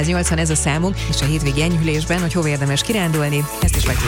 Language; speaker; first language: Hungarian; native; Hungarian